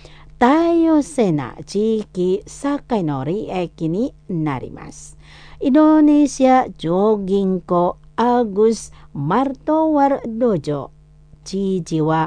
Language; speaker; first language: Japanese; non-native, learner; Indonesian